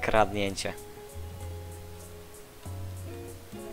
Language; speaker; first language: Polish; native; Polish